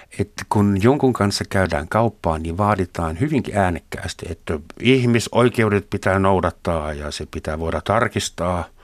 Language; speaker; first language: Finnish; non-native, fluent; German